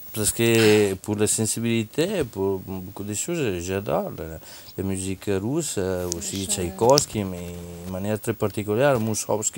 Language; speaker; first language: French; non-native, fluent; Italian